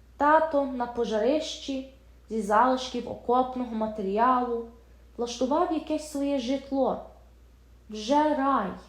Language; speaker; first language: Ukrainian; early bilingual, heritage; Ukrainian